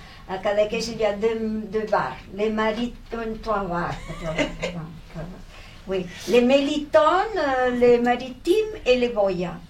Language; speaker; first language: French; non-native, fluent; Spanish